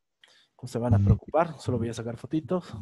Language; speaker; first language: Spanish; native; Spanish